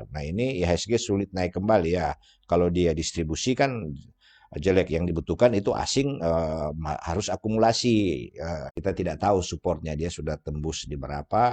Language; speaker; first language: Indonesian; native; Indonesian